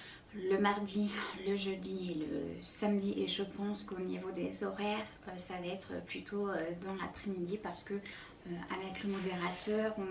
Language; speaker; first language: French; native; French